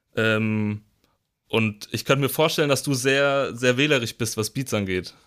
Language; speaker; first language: German; native; German